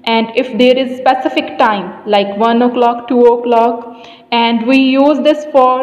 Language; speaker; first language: English; non-native, local second language; Punjabi